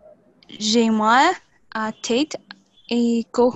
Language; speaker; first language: French; non-native, learner; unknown